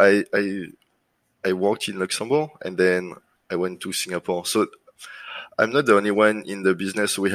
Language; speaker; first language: English; non-native, fluent; French